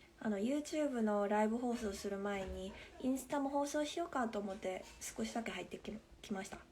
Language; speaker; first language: Japanese; non-native, fluent; Korean